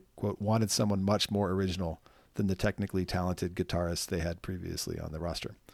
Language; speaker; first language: English; native; English